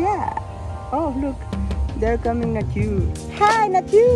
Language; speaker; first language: English; non-native, fluent; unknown